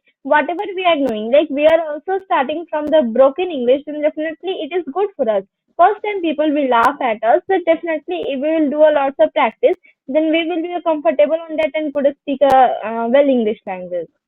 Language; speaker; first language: English; non-native, learner; Hindi